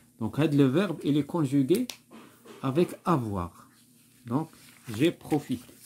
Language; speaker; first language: French; non-native, local second language; Arabic